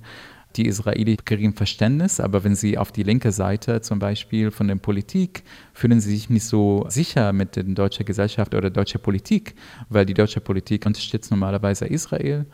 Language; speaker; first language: German; non-native, fluent; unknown